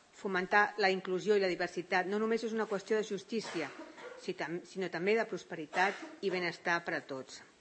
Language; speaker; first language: Catalan; native; Catalan